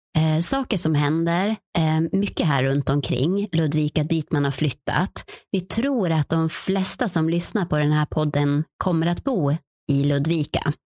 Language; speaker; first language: Swedish; native; Swedish